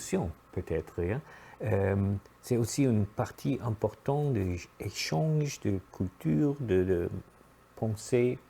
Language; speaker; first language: French; non-native, fluent; German